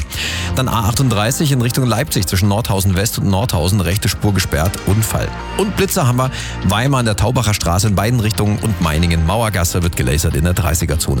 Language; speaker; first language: German; native; German